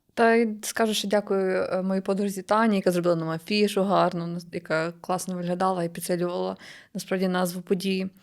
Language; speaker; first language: Ukrainian; native; Ukrainian